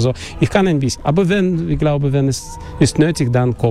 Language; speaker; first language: German; non-native, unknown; Russian